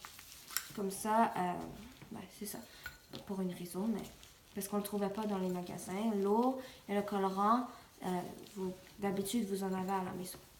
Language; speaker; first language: French; non-native, local second language; English